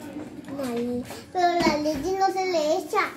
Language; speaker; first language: Spanish; native; Spanish